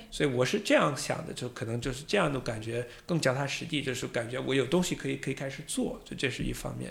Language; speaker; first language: Chinese; non-native, fluent; English